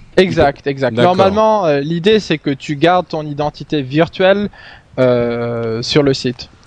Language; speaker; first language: French; non-native, fluent; Swedish